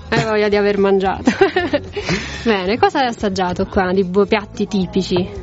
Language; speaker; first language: Italian; native; Italian